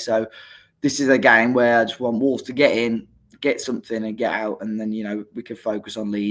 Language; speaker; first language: English; native; English